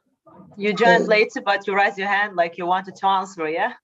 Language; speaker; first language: English; non-native, fluent; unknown